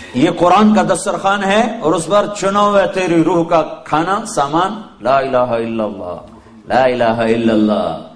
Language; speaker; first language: Urdu; non-native, local second language; Punjabi